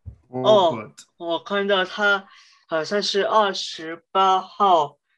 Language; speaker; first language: Chinese; early bilingual, heritage; Cantonese